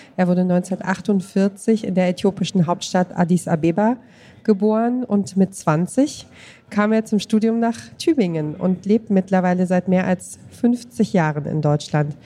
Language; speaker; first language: German; native; German